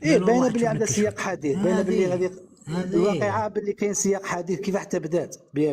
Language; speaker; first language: Arabic; native; Arabic